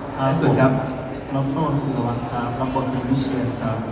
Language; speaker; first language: Thai; native; Thai